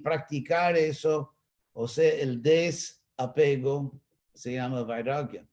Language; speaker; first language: Spanish; non-native, fluent; English